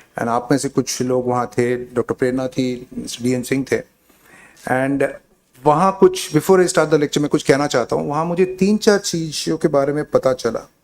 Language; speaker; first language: Hindi; non-native, local second language; Bangla